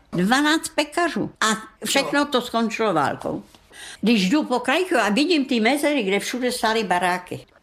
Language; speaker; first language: Czech; non-native, local second language; German